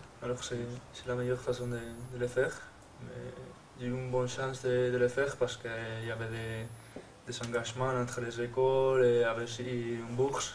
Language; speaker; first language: French; non-native, fluent; Spanish